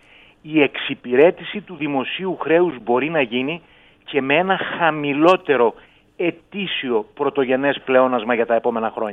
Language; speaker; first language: Greek; native; Greek